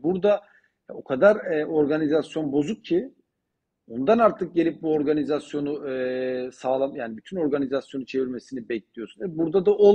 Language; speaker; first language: Turkish; native; Turkish